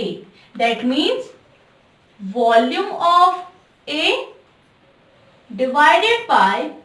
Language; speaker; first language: English; non-native, local second language; Hindi